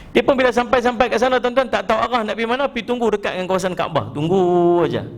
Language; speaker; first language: Malay; native; Malay